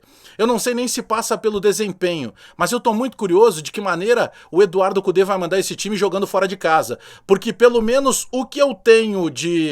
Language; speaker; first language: Portuguese; native; Portuguese